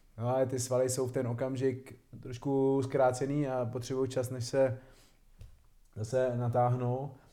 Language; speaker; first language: Czech; non-native, fluent; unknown